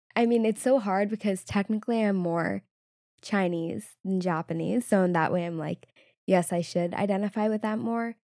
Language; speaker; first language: English; native; English